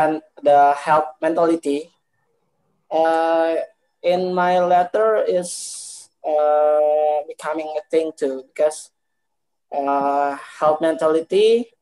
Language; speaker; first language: English; non-native, learner; Indonesian